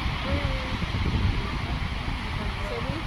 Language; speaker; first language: French; non-native, learner; Portuguese